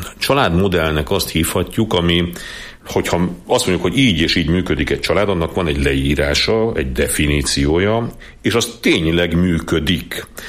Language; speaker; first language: Hungarian; native; Hungarian